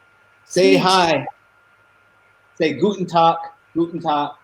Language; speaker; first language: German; non-native, learner; English